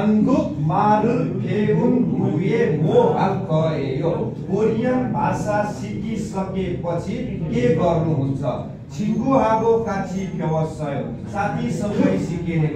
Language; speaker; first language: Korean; non-native, fluent; Nepali